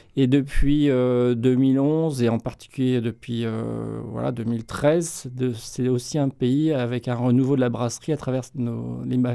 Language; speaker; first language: French; native; French